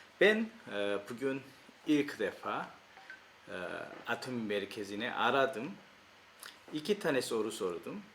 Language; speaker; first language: Turkish; non-native, fluent; Korean